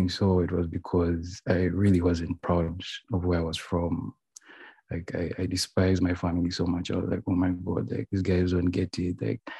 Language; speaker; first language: English; non-native, local second language; Ganda